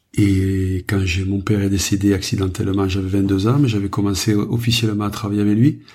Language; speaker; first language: French; native; French